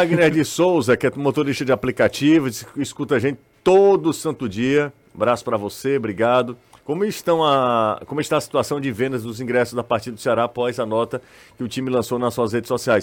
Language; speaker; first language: Portuguese; native; Portuguese